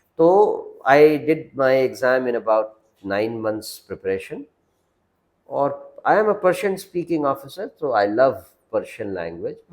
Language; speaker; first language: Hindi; native; Hindi